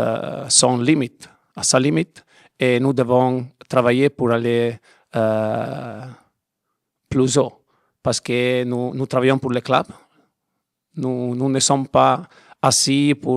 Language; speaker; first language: French; non-native, learner; Italian